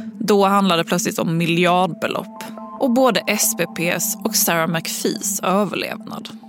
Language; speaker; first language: Swedish; native; Swedish